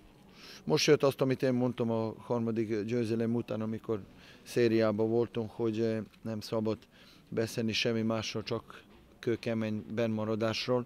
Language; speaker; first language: Hungarian; non-native, fluent; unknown